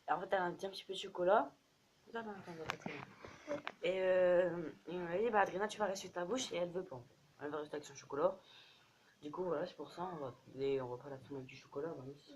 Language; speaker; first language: French; native; French